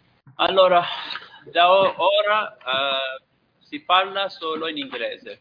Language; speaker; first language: Italian; non-native, fluent; Persian